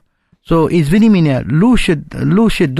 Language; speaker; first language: Russian; non-native, learner; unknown